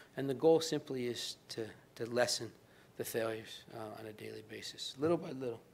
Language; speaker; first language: English; native; English